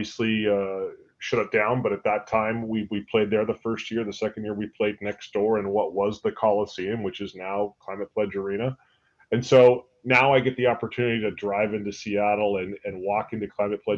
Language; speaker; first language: English; native; English